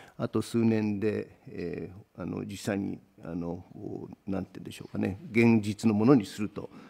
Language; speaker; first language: Japanese; native; Japanese